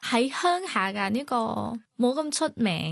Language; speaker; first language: Cantonese; non-native, learner; Thai